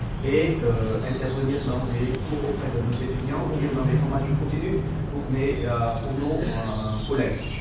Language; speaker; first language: French; non-native, fluent; Vietnamese